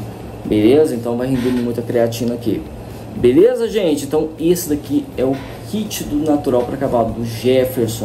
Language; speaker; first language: Portuguese; native; Portuguese